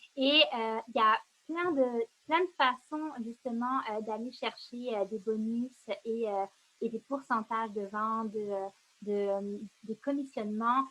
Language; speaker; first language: French; native; French